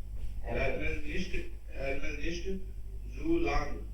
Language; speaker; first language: German; non-native, learner; Hindi